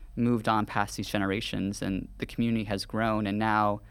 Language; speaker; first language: English; native; English